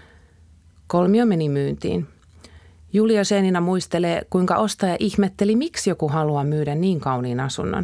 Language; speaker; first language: Finnish; native; Finnish